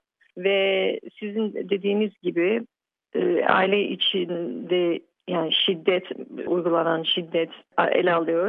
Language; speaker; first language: Turkish; early bilingual, heritage; Turkish